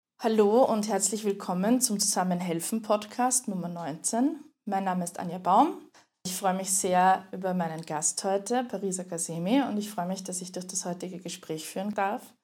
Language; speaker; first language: German; native; German